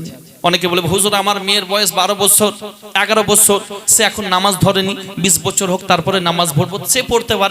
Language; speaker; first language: Bangla; native; Bangla